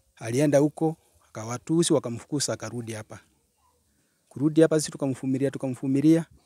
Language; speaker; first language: Swahili; non-native, local second language; Gusii